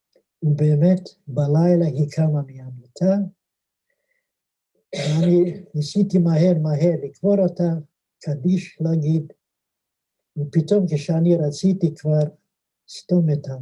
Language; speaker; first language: Hebrew; non-native, fluent; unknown